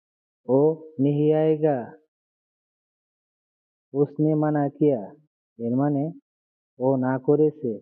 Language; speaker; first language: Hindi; non-native, fluent; Bangla